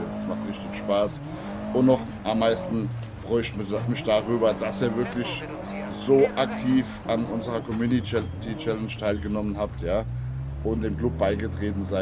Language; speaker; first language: German; native; German